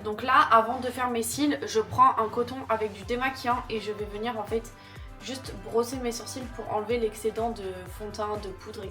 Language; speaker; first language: French; native; French